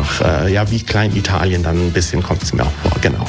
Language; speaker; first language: German; early bilingual, other home language; Italian